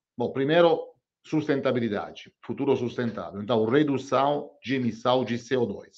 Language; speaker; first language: Portuguese; non-native, fluent; Italian